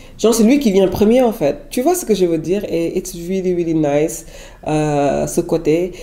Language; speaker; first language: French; non-native, local second language; Wolof